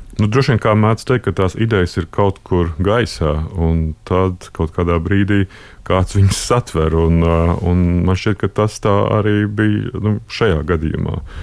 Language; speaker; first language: Latvian; native; Latvian